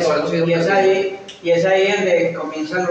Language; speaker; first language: Spanish; native; Spanish